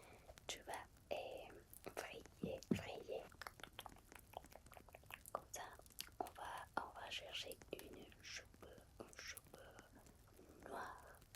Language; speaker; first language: French; non-native, fluent; Spanish